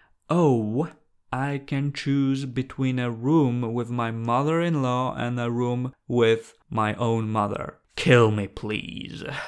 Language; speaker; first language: English; non-native, fluent; Polish